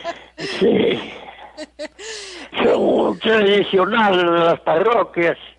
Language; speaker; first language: Spanish; non-native, local second language; Galician